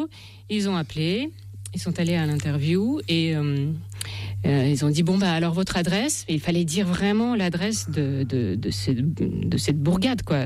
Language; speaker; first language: French; non-native, fluent; Russian